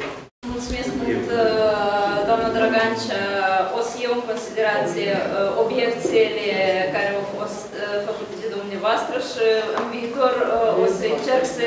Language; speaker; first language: Romanian; non-native, local second language; Russian